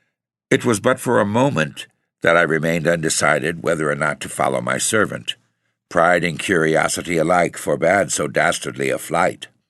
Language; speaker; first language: English; native; English